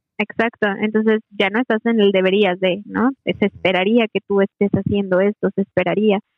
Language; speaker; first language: Spanish; native; Spanish